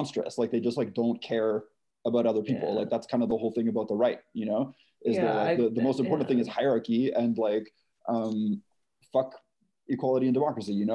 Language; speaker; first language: English; native; English